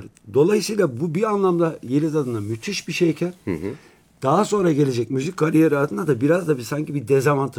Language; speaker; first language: Turkish; native; Turkish